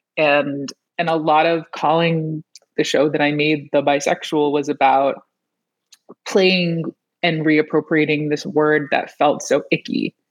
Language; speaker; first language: English; early bilingual, other home language; Persian